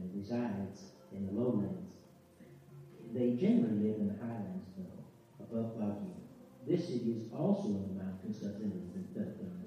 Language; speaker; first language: English; native; English